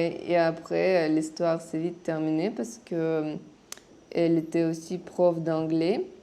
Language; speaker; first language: French; non-native, fluent; Russian